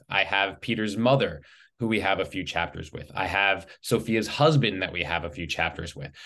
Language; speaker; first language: English; native; English